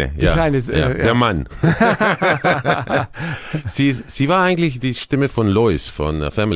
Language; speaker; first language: German; non-native, fluent; Croatian